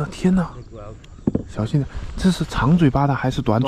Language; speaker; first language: Chinese; native; Chinese